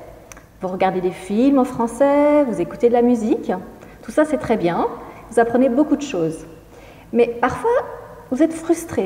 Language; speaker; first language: French; native; French